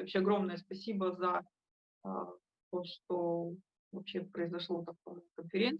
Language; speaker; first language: Russian; native; Russian